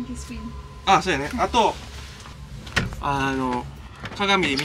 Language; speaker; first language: Japanese; native; Japanese